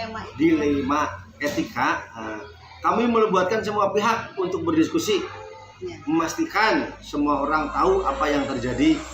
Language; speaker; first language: Indonesian; native; Indonesian